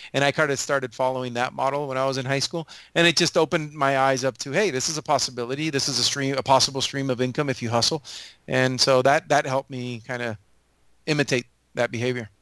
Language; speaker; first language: English; native; English